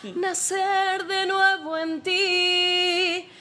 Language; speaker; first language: Spanish; native; Spanish